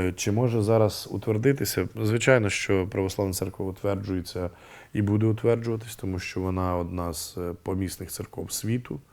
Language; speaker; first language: Ukrainian; native; Ukrainian